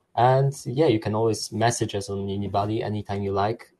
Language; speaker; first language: English; non-native, fluent; Polish